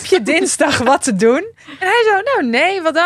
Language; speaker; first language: Dutch; native; Dutch